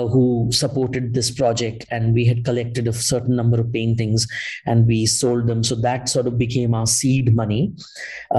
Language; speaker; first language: English; non-native, local second language; Hindi